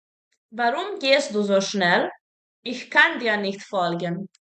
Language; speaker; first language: German; non-native, fluent; Serbian